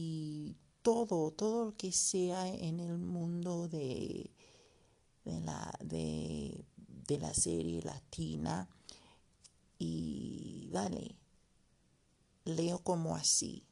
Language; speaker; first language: Spanish; non-native, learner; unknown